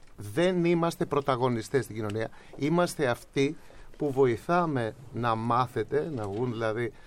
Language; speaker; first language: Greek; native; Greek